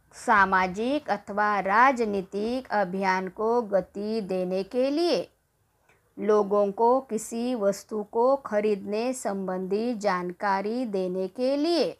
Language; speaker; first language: Hindi; non-native, local second language; Marathi